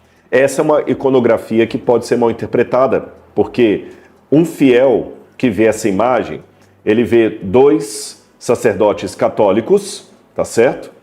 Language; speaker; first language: Portuguese; native; Portuguese